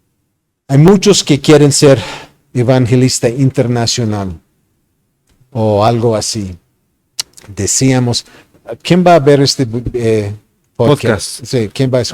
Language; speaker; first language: Spanish; non-native, fluent; English